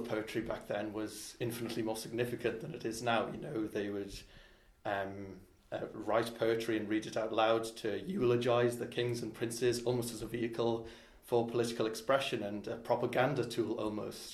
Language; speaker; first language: English; non-native, local second language; Welsh